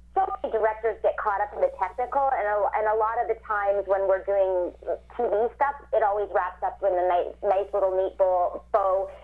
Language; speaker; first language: English; native; English